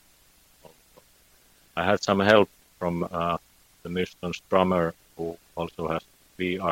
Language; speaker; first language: English; non-native, fluent; Finnish